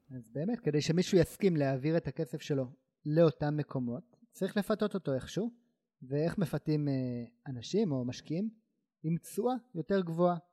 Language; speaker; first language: Hebrew; native; Hebrew